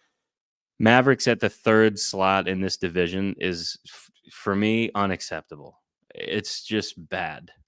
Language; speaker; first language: English; native; English